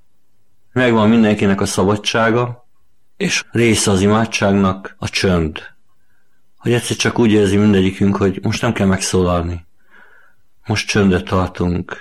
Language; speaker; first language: Hungarian; native; Hungarian